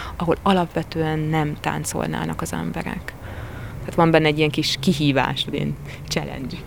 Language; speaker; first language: Hungarian; native; Hungarian